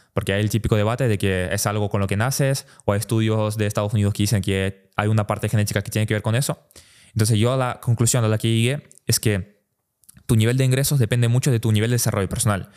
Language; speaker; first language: Spanish; early bilingual, other home language; Russian